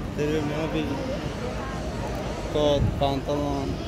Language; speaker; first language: Turkish; non-native, learner; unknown